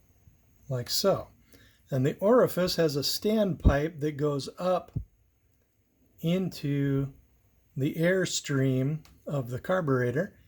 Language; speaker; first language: English; native; English